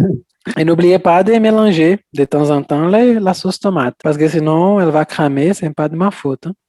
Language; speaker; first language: French; non-native, fluent; Portuguese